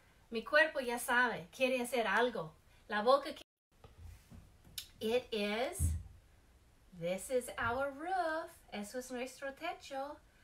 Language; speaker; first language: Spanish; non-native, learner; English